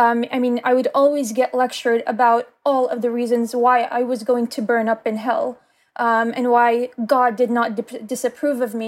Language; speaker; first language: English; native; English